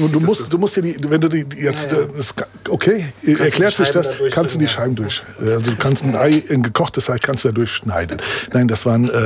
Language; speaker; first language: German; early bilingual, other home language; Italian